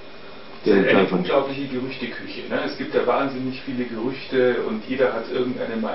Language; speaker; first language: German; native; German